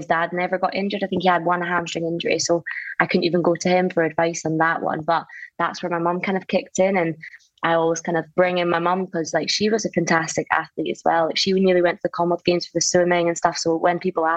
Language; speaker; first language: English; native; English